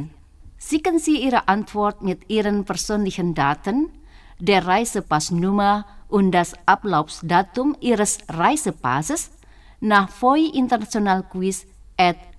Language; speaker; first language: German; non-native, learner; Indonesian